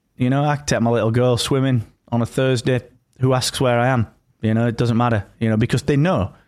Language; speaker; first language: English; native; English